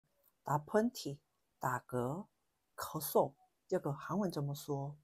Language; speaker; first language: Chinese; non-native, fluent; Korean